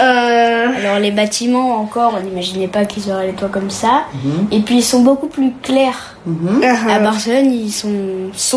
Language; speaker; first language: French; early bilingual, heritage; French